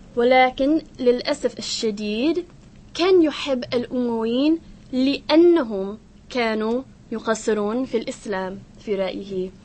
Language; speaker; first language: Arabic; non-native, fluent; English